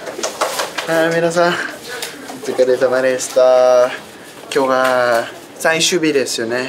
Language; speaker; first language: Japanese; non-native, learner; Korean